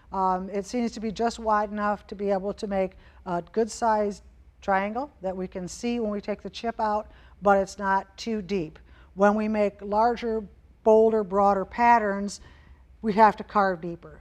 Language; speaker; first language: English; native; English